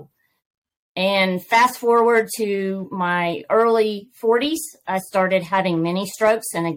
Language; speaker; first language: English; native; English